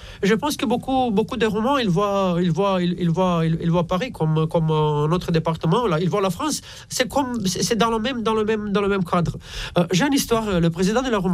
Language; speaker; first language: French; non-native, fluent; Romanian